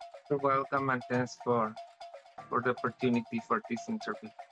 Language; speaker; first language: English; non-native, learner; Spanish